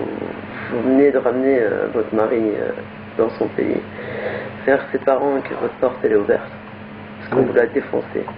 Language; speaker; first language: French; native; French